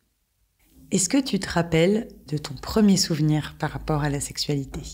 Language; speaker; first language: French; native; French